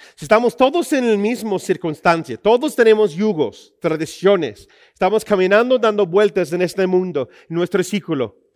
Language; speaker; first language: Spanish; non-native, fluent; English